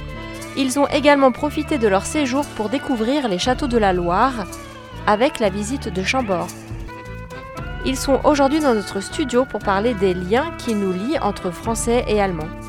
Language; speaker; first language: French; native; French